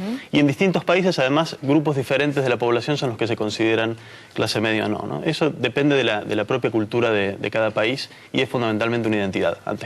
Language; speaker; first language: Spanish; native; Spanish